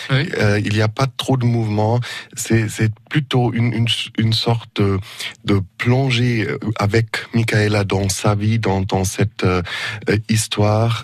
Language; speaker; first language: French; non-native, fluent; German